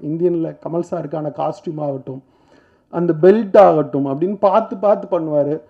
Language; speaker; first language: Tamil; native; Tamil